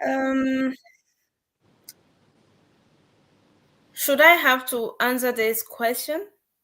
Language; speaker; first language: English; non-native, learner; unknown